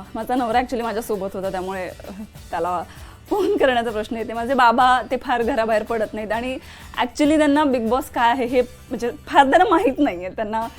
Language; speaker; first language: Marathi; native; Marathi